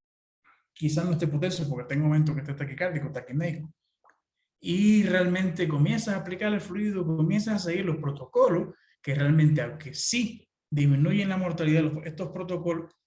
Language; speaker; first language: Spanish; native; Spanish